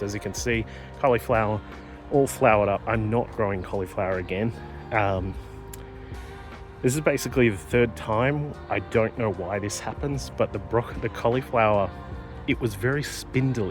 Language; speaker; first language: English; native; English